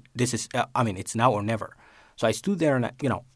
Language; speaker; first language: English; non-native, fluent; Somali